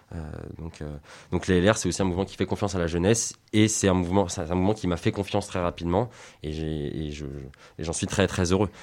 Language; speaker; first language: French; native; French